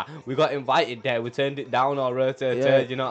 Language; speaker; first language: English; native; English